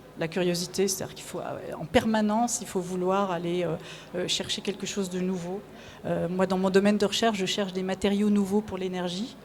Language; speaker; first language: French; native; French